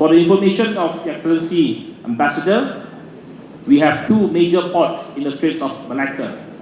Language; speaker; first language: English; non-native, local second language; Malay